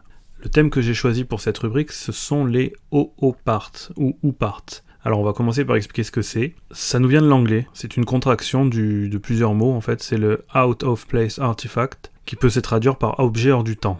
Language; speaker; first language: French; native; French